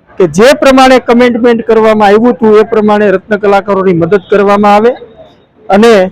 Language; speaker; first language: Gujarati; native; Gujarati